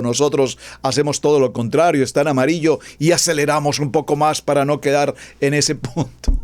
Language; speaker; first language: Spanish; native; Spanish